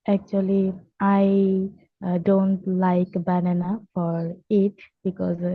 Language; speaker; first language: English; non-native, learner; Bangla